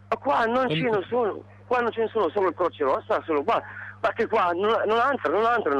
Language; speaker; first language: Italian; non-native, learner; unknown